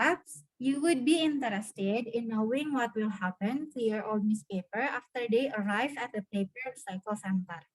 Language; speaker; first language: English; non-native, learner; Indonesian